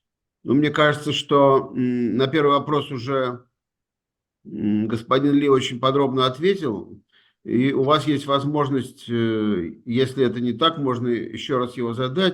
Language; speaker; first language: Russian; native; Russian